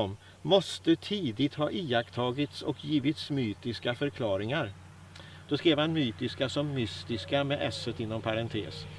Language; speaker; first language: Swedish; native; Swedish